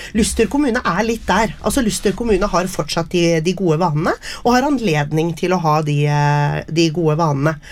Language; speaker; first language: Norwegian; native; Norwegian